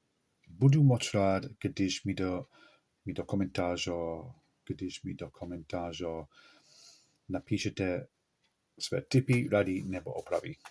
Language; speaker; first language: Czech; non-native, learner; English